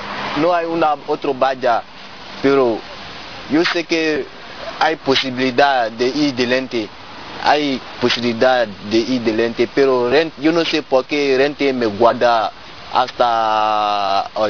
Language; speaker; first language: Spanish; non-native, learner; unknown